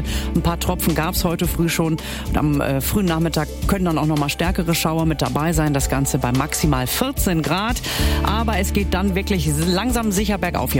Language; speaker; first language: German; native; German